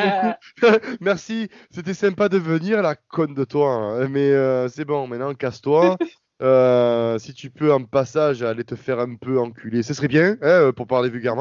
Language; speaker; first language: French; native; French